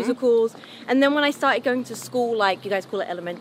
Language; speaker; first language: English; native; English